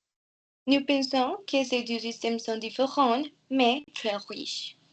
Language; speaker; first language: French; non-native, learner; Spanish